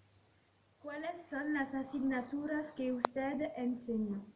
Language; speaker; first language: Spanish; non-native, learner; French